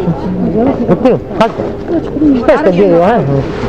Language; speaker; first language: Greek; native; Greek